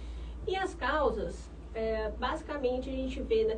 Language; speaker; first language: Portuguese; native; Portuguese